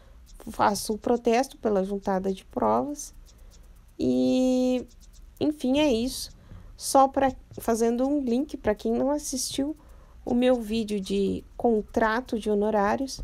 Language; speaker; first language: Portuguese; native; Portuguese